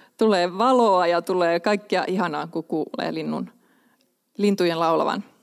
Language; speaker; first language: Finnish; non-native, local second language; Swedish